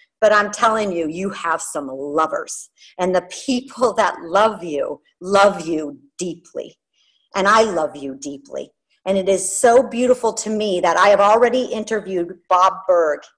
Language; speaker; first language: English; native; English